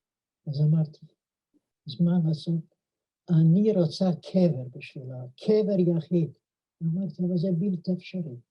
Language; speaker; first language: Hebrew; non-native, fluent; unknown